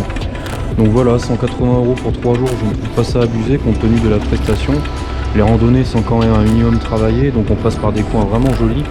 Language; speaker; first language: French; native; French